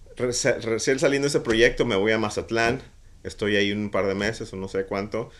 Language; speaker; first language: Spanish; native; Spanish